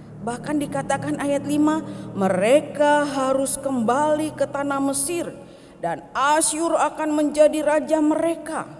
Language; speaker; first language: Indonesian; native; Indonesian